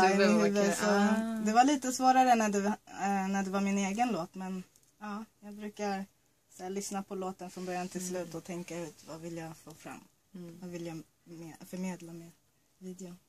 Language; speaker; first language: Swedish; early bilingual, other home language; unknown